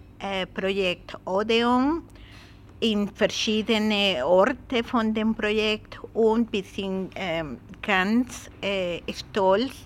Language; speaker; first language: German; non-native, learner; Spanish